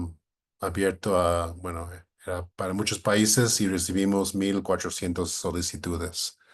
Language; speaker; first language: Spanish; non-native, fluent; English